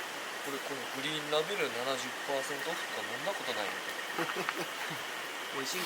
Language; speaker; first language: Japanese; native; Japanese